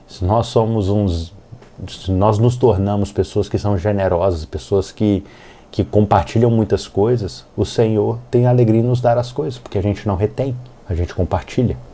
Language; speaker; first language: Portuguese; native; Portuguese